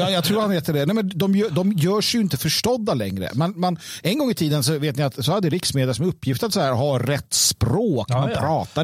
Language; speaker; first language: Swedish; native; Swedish